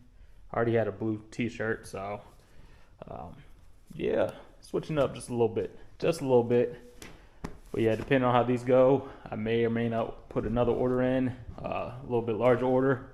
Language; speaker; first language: English; native; English